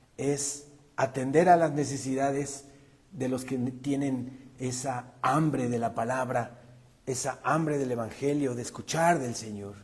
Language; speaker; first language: Spanish; native; Spanish